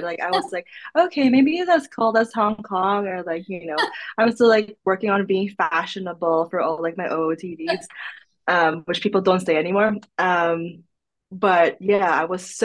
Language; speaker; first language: English; non-native, local second language; Filipino